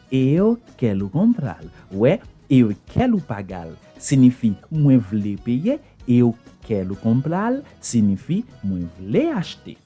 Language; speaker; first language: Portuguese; non-native, fluent; Haitian Creole